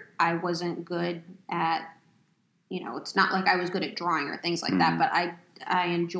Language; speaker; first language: English; native; English